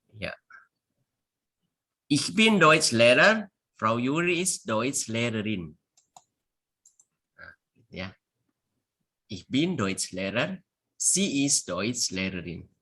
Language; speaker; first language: German; non-native, fluent; Indonesian